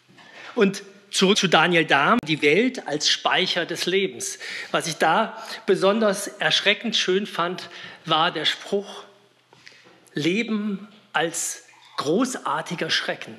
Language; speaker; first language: German; native; German